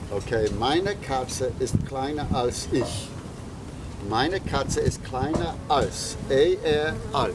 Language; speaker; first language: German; non-native, fluent; English